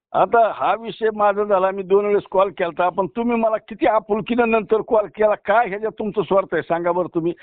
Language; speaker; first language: Marathi; native; Marathi